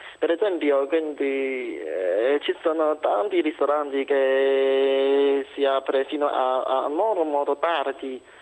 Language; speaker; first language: Italian; non-native, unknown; Chinese